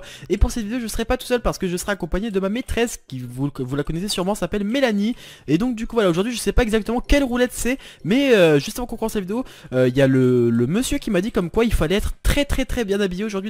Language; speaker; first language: French; native; French